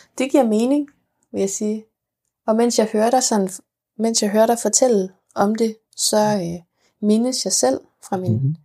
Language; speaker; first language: Danish; early bilingual, other home language; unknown